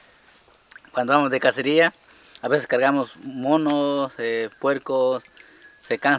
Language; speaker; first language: Spanish; non-native, local second language; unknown